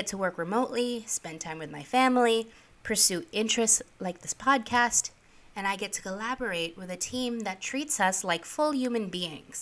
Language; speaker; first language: English; native; English